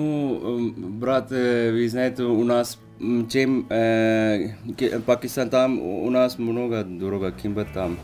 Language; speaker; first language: Russian; non-native, learner; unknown